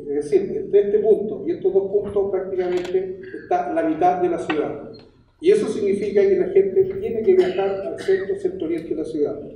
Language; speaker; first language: Spanish; native; Spanish